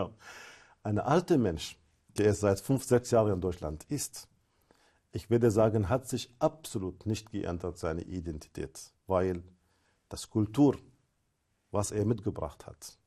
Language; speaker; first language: German; non-native, fluent; Arabic